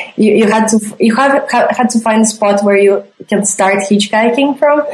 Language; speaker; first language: English; non-native, fluent; Latvian